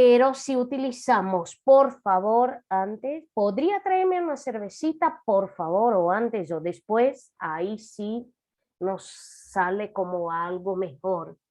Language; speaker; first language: Spanish; non-native, fluent; Portuguese